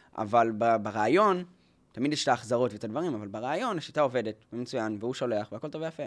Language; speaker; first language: Hebrew; native; Hebrew